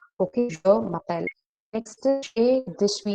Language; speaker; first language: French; non-native, learner; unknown